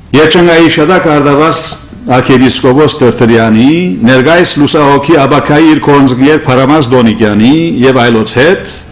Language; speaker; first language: Armenian; native; Armenian